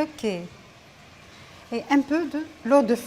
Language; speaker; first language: French; non-native, local second language; Arabic